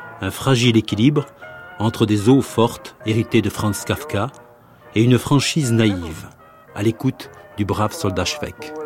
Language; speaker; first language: French; native; French